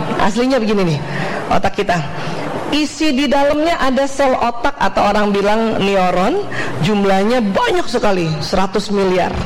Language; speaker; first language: Indonesian; native; Indonesian